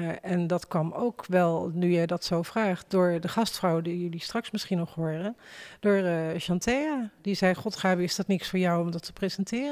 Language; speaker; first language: Dutch; native; Dutch